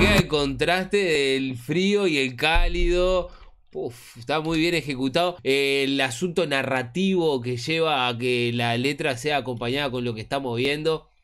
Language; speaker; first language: Spanish; native; Spanish